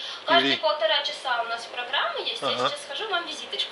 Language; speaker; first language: Russian; native; Russian